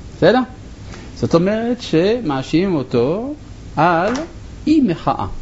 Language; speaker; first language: Hebrew; non-native, fluent; French